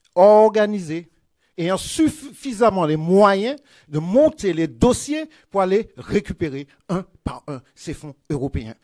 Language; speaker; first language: French; native; French